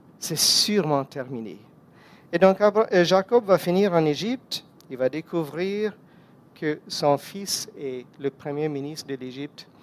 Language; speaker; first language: French; non-native, fluent; English